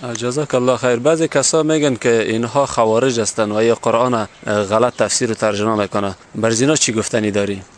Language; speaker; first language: Persian; native; Persian